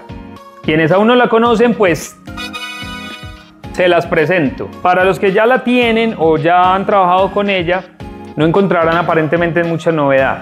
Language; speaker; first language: Spanish; native; Spanish